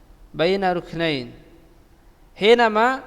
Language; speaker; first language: Arabic; non-native, fluent; Indonesian